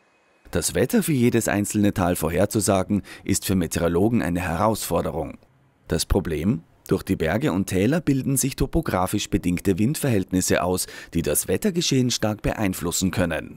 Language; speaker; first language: German; native; German